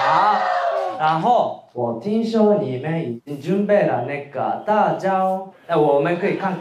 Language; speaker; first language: Chinese; non-native, fluent; Japanese